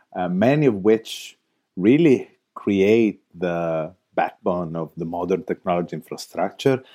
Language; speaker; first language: English; non-native, fluent; Italian